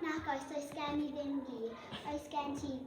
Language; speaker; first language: Welsh; non-native, local second language; English